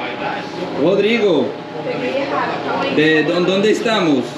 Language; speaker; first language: Spanish; non-native, learner; English